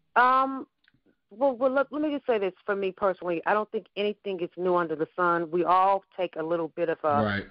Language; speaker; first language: English; native; English